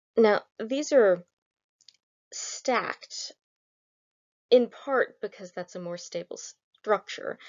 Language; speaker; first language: English; native; English